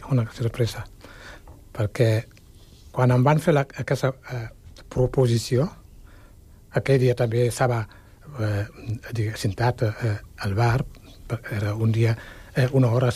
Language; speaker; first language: Catalan; non-native, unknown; Wolof